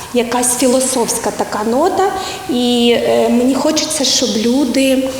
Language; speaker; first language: Ukrainian; native; Ukrainian